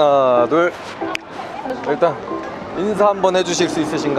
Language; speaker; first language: Korean; native; Korean